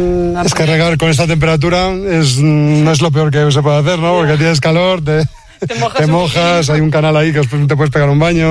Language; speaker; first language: Spanish; native; Spanish